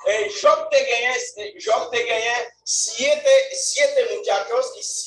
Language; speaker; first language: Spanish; non-native, fluent; Haitian Creole